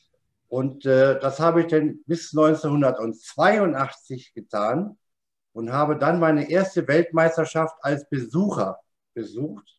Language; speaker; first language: German; native; German